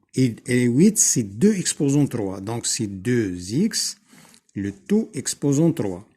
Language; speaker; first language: French; non-native, local second language; Arabic